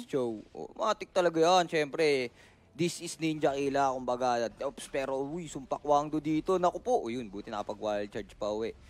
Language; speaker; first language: Filipino; native; Filipino